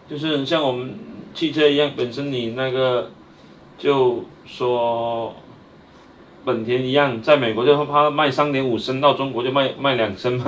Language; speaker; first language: Chinese; native; Chinese